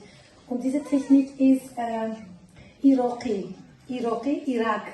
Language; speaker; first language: German; non-native, learner; Tajik